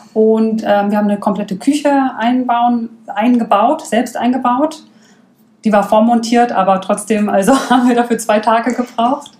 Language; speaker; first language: German; native; German